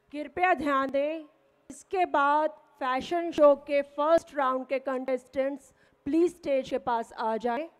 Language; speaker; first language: Hindi; native; Hindi